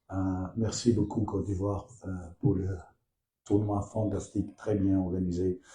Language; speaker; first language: French; non-native, learner; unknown